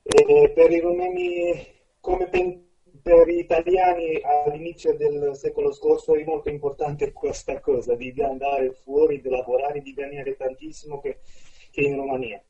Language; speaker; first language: Italian; non-native, fluent; Romanian